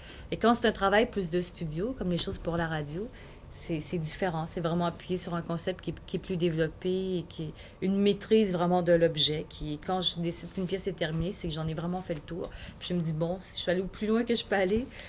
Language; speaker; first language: French; native; French